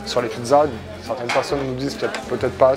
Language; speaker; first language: French; native; French